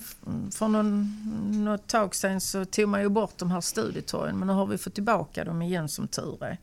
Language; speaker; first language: Swedish; native; Swedish